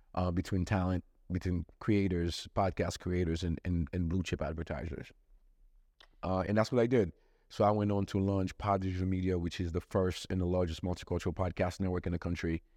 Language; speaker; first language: English; non-native, fluent; Haitian Creole